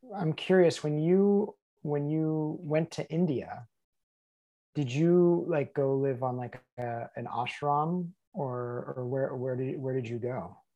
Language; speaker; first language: English; native; English